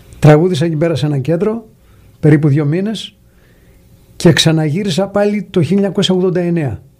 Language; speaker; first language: Greek; native; Greek